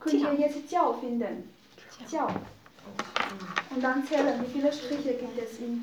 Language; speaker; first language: German; non-native, fluent; Chinese